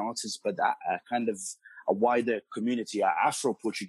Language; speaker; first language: English; early bilingual, other home language; Portuguese